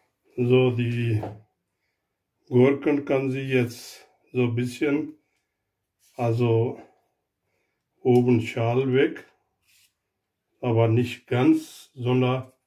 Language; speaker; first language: German; non-native, learner; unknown